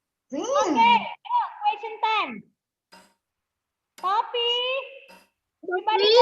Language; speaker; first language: English; non-native, learner; Indonesian